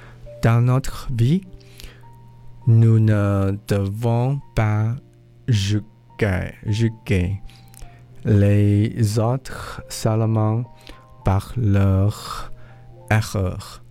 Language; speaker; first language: French; non-native, learner; English